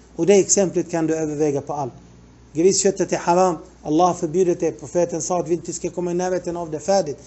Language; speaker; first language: Swedish; non-native, fluent; Arabic